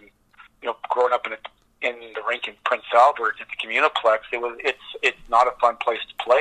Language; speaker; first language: English; native; English